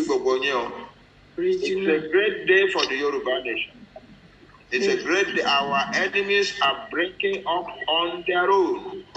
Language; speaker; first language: English; non-native, local second language; Yoruba